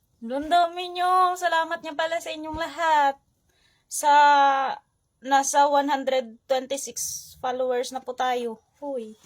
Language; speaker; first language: Filipino; non-native, local second language; Hiligaynon